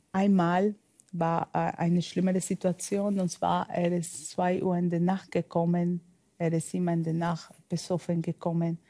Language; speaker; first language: German; non-native, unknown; Spanish